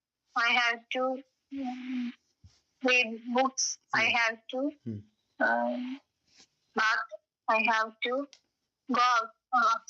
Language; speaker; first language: English; non-native, learner; Malayalam